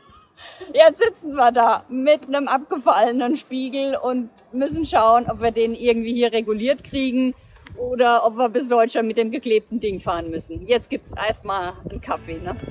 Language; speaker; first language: German; native; German